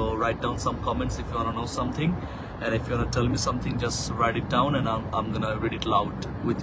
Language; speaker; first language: English; non-native, fluent; Bangla